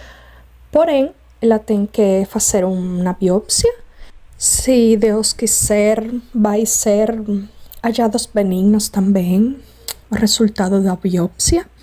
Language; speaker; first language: Portuguese; non-native, fluent; Spanish